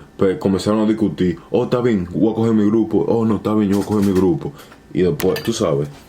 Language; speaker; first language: Spanish; early bilingual, heritage; Spanish